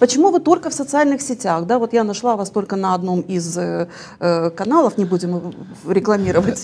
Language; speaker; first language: Russian; native; Russian